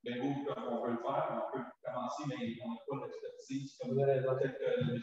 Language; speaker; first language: French; native; French